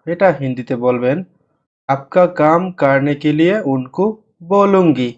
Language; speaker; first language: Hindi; non-native, learner; Bangla